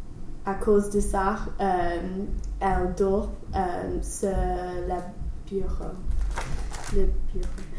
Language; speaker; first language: French; non-native, learner; English